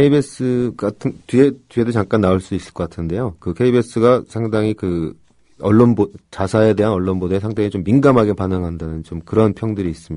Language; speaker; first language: Korean; native; Korean